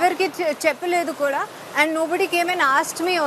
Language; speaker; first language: Telugu; non-native, learner; Hindi